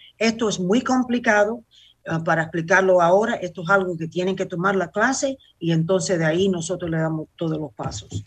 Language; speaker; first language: Spanish; early bilingual, heritage; Spanish